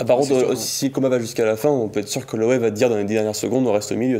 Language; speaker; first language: French; native; French